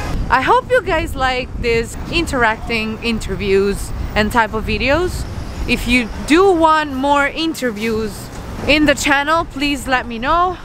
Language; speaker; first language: English; non-native, fluent; Italian